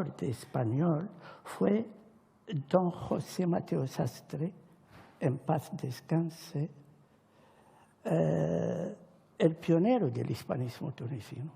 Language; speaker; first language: Spanish; non-native, fluent; Arabic